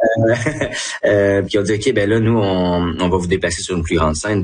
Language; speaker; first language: French; native; French